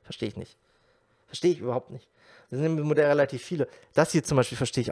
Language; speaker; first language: German; native; German